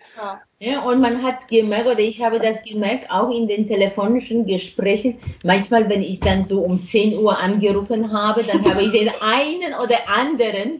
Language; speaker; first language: German; non-native, fluent; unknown